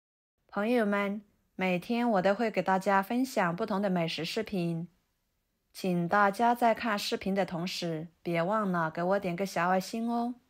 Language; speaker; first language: Chinese; native; Chinese